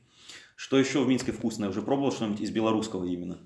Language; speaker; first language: Russian; native; Russian